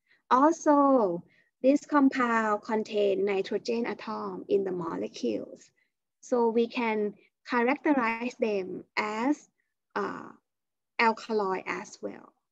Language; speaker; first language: English; non-native, fluent; Thai